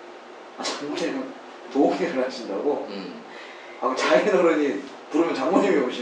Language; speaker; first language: Korean; native; Korean